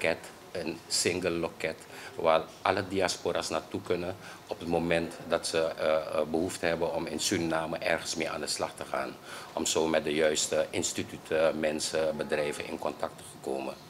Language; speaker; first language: Dutch; native; Dutch